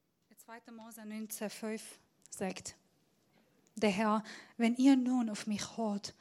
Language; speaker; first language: German; non-native, fluent; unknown